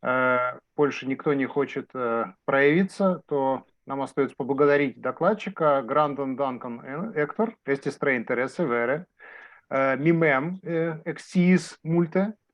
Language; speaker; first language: Russian; native; Russian